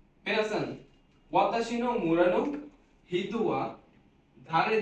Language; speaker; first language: Japanese; non-native, learner; Bangla